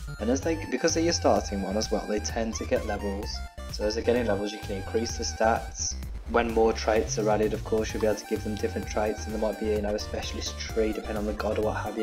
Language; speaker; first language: English; native; English